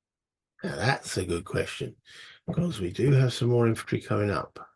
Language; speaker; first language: English; native; English